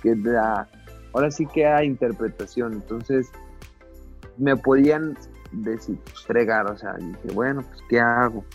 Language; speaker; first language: Spanish; native; Spanish